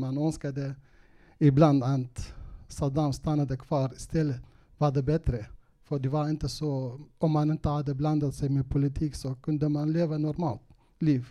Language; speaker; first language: Swedish; non-native, local second language; Kurdish